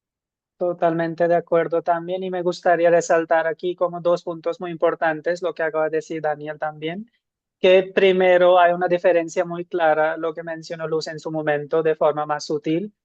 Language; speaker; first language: Spanish; non-native, fluent; Hindi